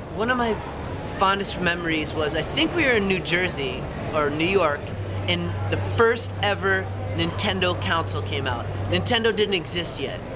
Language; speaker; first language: English; native; English